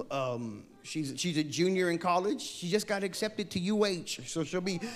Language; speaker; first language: English; native; English